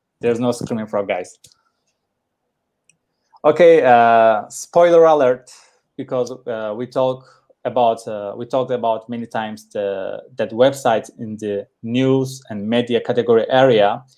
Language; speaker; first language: English; non-native, learner; Turkish